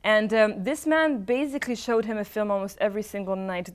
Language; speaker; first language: English; non-native, fluent; Serbian